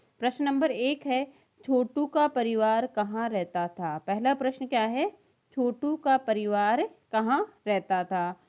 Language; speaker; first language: Hindi; native; Hindi